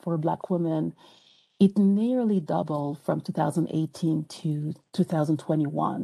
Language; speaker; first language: English; non-native, fluent; French